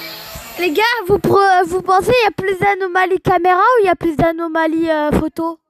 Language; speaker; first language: French; native; French